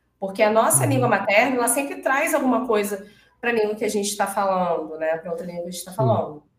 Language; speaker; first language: Portuguese; native; Portuguese